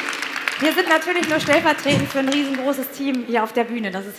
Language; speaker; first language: German; native; German